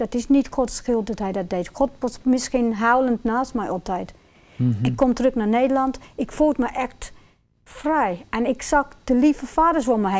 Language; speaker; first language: Dutch; non-native, fluent; English